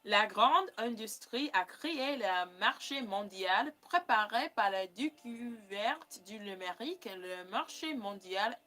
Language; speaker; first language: French; non-native, learner; English